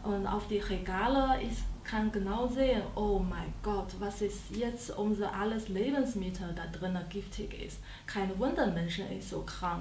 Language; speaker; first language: German; non-native, learner; Chinese